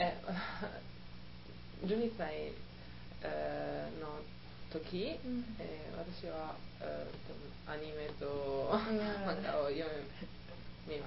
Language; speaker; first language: Japanese; non-native, learner; Italian